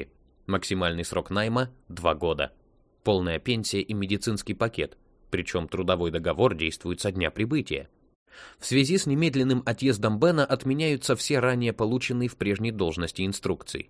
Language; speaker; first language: Russian; native; Russian